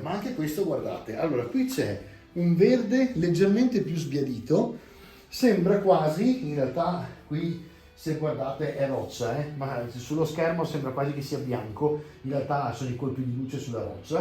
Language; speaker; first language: Italian; native; Italian